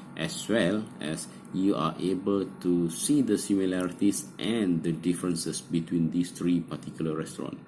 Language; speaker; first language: English; non-native, local second language; Malay